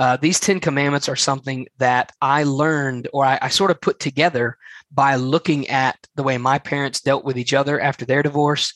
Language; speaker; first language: English; native; English